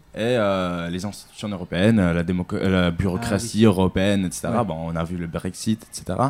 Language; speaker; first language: French; non-native, fluent; Greek